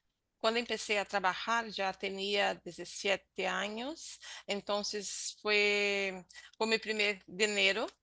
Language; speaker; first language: Spanish; non-native, learner; Portuguese